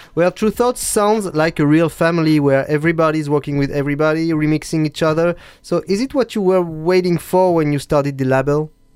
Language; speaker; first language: English; non-native, fluent; French